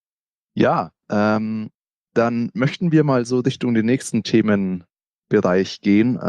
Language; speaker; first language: German; native; German